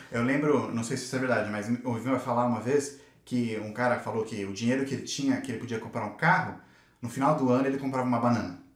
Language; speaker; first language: Portuguese; native; Portuguese